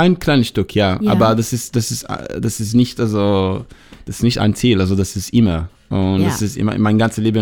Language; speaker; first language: German; non-native, fluent; Hebrew